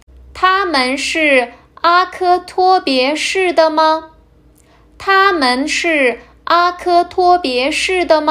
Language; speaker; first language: Chinese; non-native, fluent; Kazakh